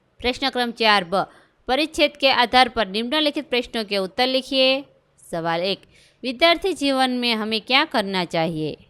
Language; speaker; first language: Hindi; non-native, local second language; Gujarati